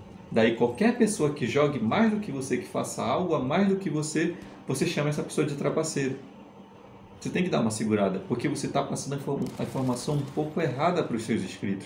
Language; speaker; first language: Portuguese; native; Portuguese